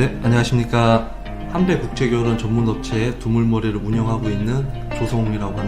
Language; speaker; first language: Korean; native; Korean